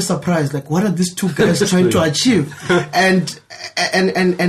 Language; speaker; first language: English; non-native, local second language; Northern Sotho